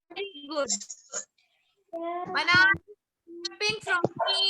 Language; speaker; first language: English; non-native, fluent; Urdu